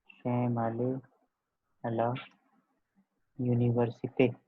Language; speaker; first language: French; non-native, learner; Hindi